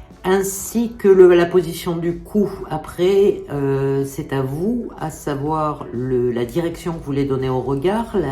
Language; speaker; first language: French; native; French